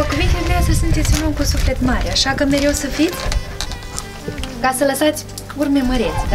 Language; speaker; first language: Romanian; native; Romanian